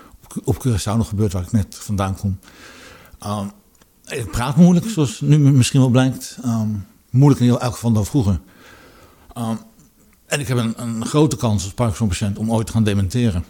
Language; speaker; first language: Dutch; native; Dutch